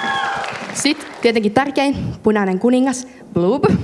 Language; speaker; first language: Finnish; native; Finnish